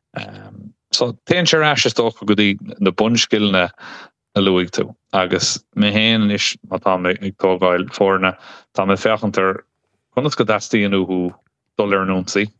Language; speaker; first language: Irish; non-native, local second language; English